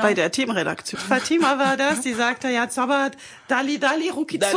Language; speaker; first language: German; non-native, fluent; French